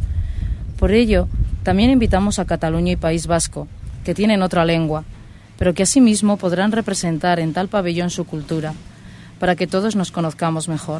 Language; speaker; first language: Spanish; native; Spanish